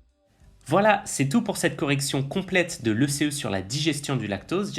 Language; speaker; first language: French; native; French